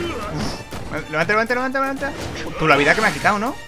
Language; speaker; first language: Spanish; native; Spanish